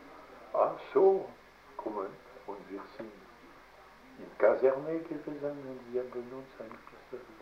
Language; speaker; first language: German; non-native, learner; French